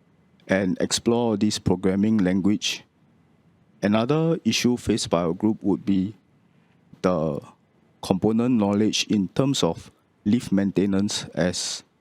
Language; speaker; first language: English; non-native, local second language; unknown